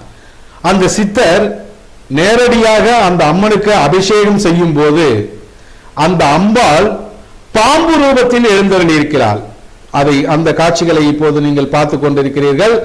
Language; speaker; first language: Tamil; native; Tamil